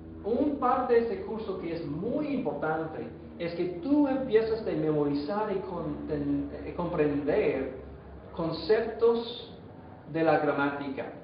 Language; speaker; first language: Spanish; non-native, fluent; English